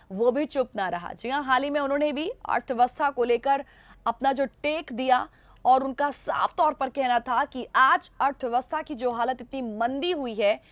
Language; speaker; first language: Hindi; native; Hindi